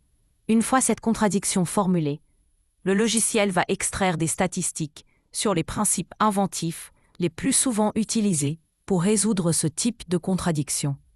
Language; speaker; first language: French; native; French